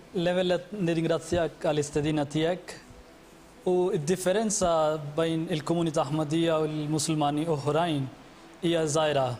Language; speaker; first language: Maltese; non-native, fluent; Urdu